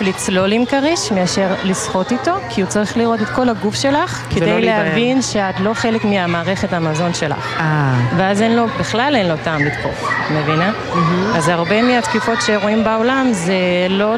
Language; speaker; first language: Hebrew; non-native, fluent; Danish